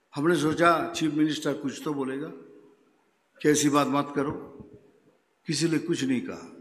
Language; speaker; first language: Hindi; non-native, local second language; Bangla